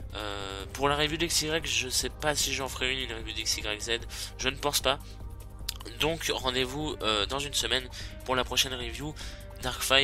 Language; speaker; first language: French; native; French